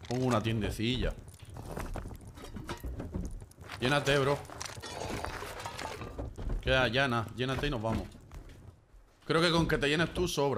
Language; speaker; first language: Spanish; native; Spanish